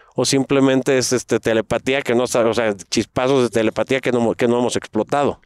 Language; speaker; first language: Spanish; native; Spanish